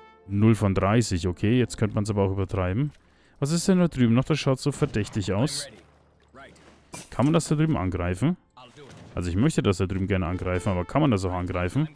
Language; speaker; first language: German; native; German